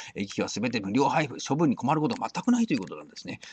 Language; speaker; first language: Japanese; native; Japanese